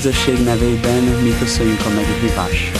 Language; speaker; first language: Hungarian; non-native, learner; Portuguese